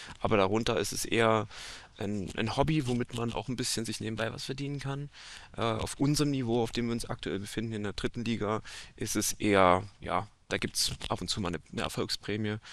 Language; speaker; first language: German; native; German